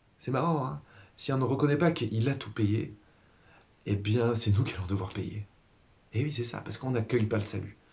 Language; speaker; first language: French; native; French